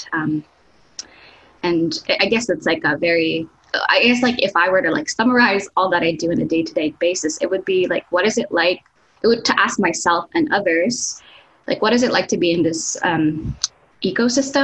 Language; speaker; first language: English; non-native, local second language; Filipino